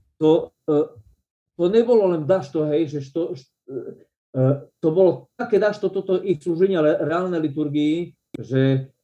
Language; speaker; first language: Slovak; non-native, local second language; Rusyn